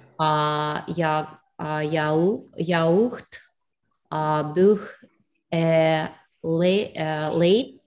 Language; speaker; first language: French; non-native, learner; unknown